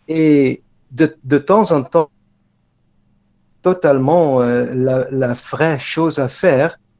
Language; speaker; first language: French; non-native, fluent; Dutch